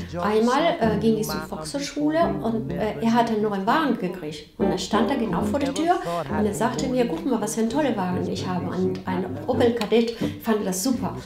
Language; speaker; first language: German; non-native, fluent; Spanish